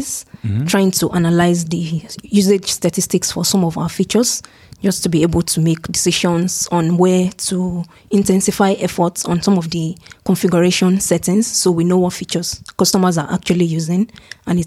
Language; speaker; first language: English; non-native, local second language; Yoruba